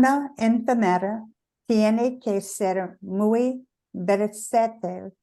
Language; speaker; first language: Spanish; non-native, learner; English